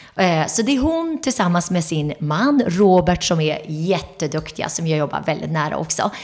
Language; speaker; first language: Swedish; early bilingual, other home language; Turoyo